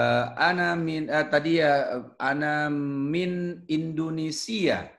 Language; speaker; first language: Arabic; non-native, learner; Indonesian